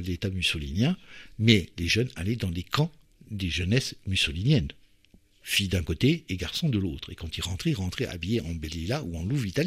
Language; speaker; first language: French; native; French